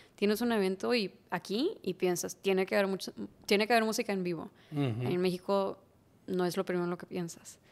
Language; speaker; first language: Spanish; native; Spanish